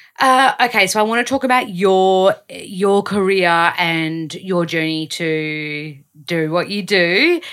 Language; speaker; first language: English; native; English